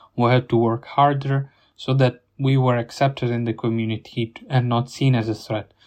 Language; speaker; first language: English; non-native, fluent; Italian